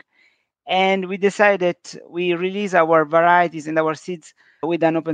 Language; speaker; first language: English; non-native, fluent; Italian